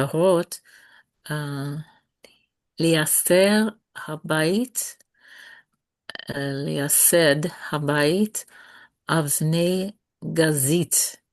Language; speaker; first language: Hebrew; non-native, learner; English